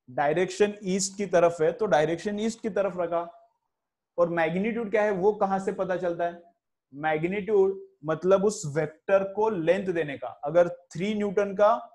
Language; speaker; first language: Hindi; non-native, local second language; Marathi